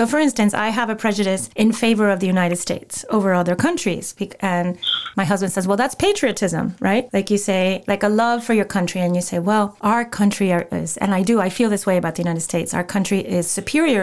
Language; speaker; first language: English; non-native, fluent; Spanish